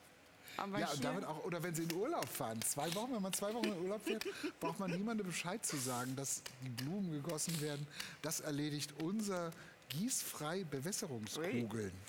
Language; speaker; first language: German; native; German